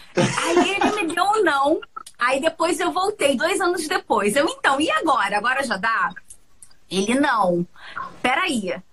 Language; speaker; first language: Portuguese; native; Portuguese